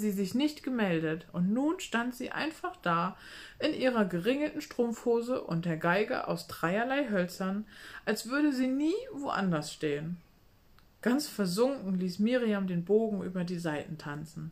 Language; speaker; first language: German; native; German